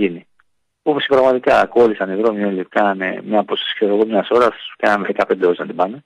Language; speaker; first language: Greek; native; Greek